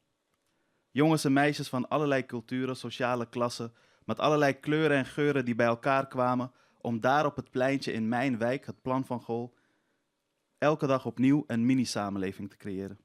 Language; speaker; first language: Dutch; early bilingual, other home language; Persian